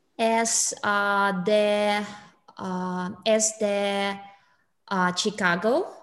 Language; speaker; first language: Spanish; non-native, learner; English